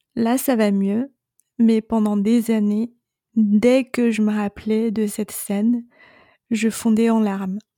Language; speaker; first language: French; non-native, fluent; Chinese